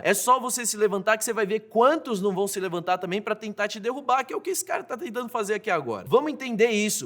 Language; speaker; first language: Portuguese; native; Portuguese